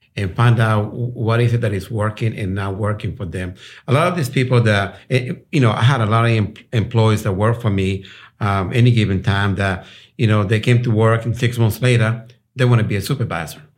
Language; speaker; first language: English; non-native, fluent; Spanish